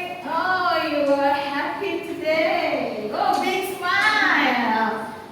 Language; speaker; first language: English; non-native, fluent; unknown